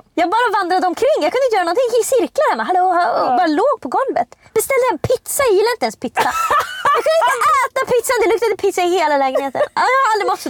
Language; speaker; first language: Swedish; native; Swedish